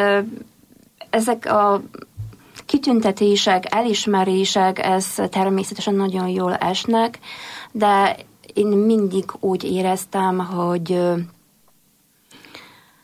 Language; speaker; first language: Hungarian; non-native, fluent; Polish